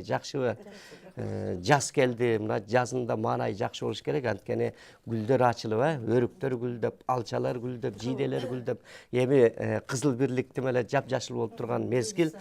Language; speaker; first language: Kyrgyz; native; Kyrgyz